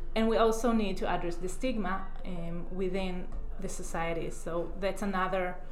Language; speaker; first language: English; non-native, fluent; Hebrew